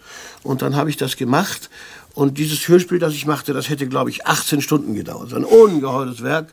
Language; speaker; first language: German; native; German